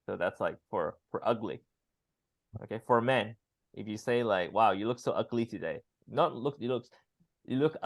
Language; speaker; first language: English; non-native, fluent; Chinese